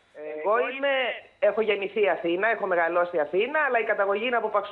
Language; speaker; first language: Greek; native; Greek